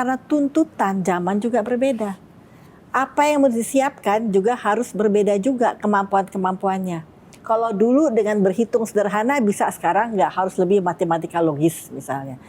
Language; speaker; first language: Indonesian; native; Indonesian